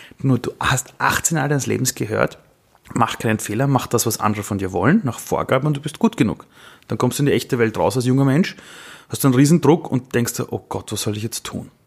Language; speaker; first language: German; early bilingual, other home language; Persian